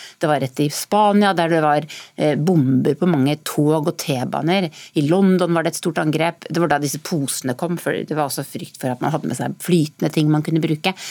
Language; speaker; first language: Norwegian; native; Norwegian